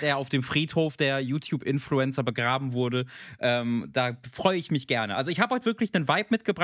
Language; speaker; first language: German; native; German